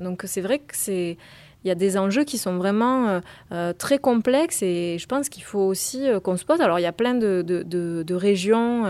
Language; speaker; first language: French; native; French